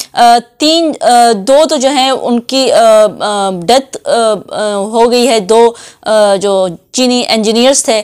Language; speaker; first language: Urdu; native; Urdu